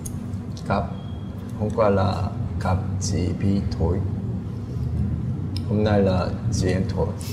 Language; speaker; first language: Vietnamese; non-native, learner; Korean